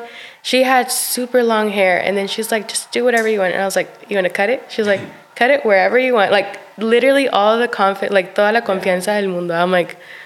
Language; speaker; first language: English; native; English